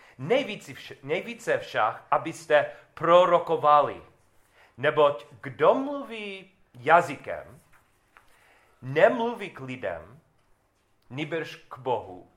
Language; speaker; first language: Czech; non-native, learner; English